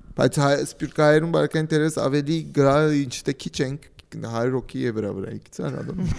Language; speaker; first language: Armenian; early bilingual, heritage; Armenian